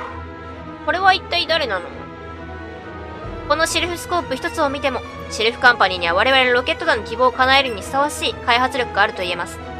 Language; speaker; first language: Japanese; native; Japanese